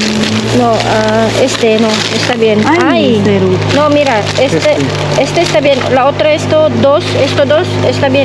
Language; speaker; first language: Spanish; non-native, learner; Filipino